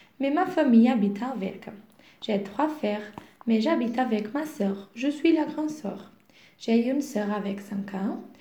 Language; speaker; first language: French; non-native, learner; Portuguese